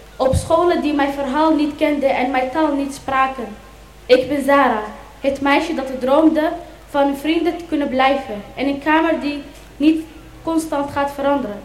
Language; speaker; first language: Dutch; early bilingual, other home language; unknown